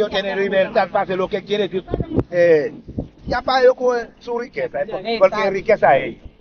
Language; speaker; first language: Spanish; non-native, learner; Haitian Creole